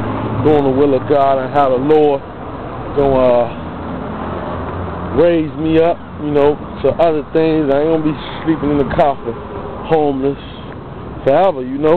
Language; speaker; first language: English; native; English